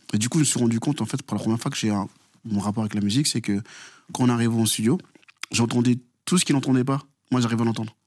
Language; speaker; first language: French; early bilingual, other home language; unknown